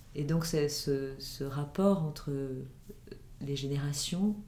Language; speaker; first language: French; native; French